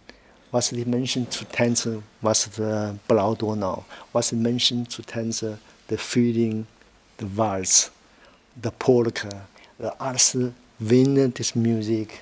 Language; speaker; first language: German; non-native, learner; Chinese